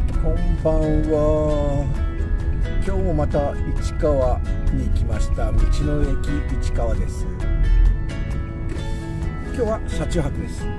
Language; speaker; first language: Japanese; native; Japanese